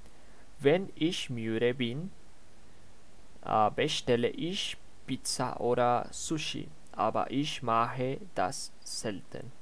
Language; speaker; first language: German; non-native, learner; Spanish